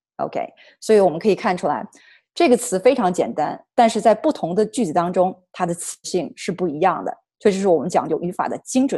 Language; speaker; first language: Chinese; native; Chinese